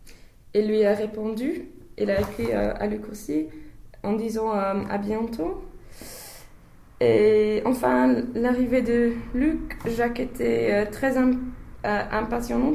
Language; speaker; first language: French; non-native, learner; English